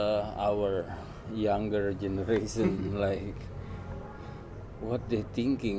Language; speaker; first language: English; non-native, learner; Indonesian